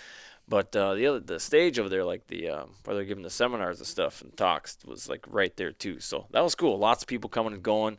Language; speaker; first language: English; native; English